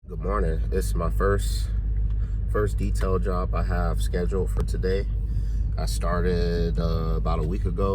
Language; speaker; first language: English; native; English